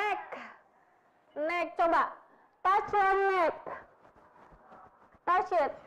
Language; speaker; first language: English; non-native, fluent; Indonesian